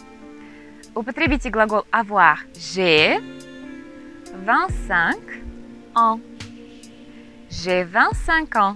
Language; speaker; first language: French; non-native, fluent; Russian